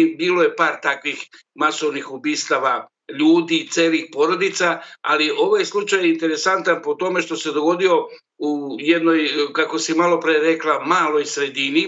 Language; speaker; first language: Serbian; native; Serbian